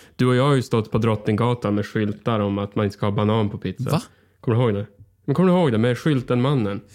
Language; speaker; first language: Swedish; native; Swedish